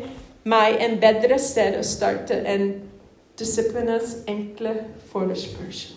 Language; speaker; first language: Norwegian; non-native, fluent; English